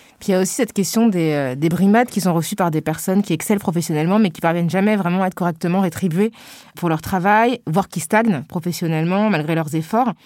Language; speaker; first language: French; early bilingual, other home language; Wolof